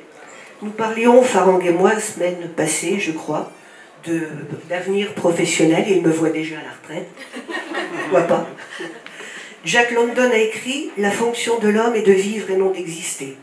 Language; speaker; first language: French; native; French